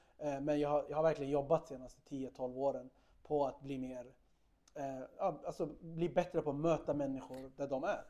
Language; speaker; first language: Swedish; early bilingual, other home language; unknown